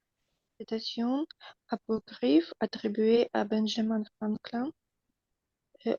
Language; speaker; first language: French; non-native, learner; Russian